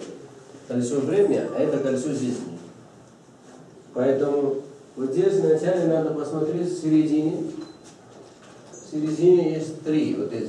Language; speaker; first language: Russian; non-native, learner; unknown